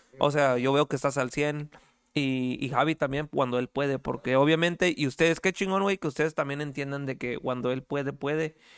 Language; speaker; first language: Spanish; early bilingual, heritage; Spanish